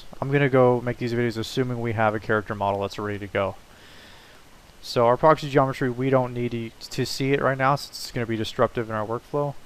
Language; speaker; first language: English; native; English